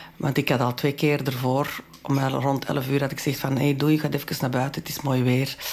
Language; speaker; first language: Dutch; non-native, local second language; French